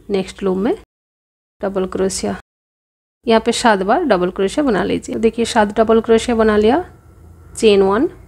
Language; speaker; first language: Hindi; non-native, local second language; Bangla